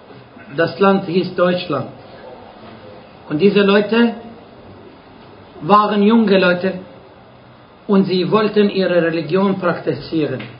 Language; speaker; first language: German; non-native, fluent; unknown